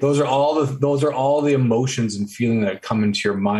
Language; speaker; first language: English; native; English